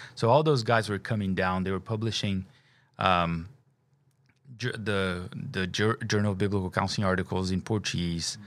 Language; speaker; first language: English; non-native, fluent; Portuguese